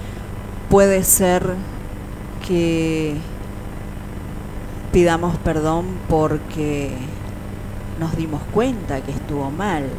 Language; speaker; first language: Spanish; native; Spanish